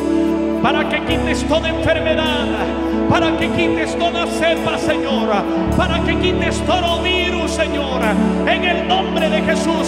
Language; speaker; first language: Spanish; native; Spanish